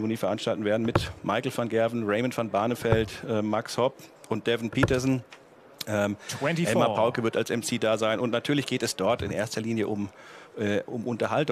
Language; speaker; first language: German; native; German